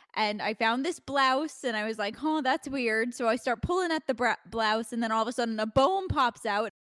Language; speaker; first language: English; native; English